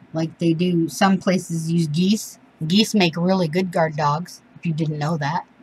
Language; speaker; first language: English; native; English